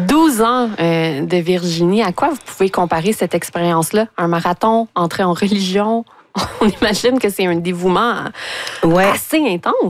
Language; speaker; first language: French; native; French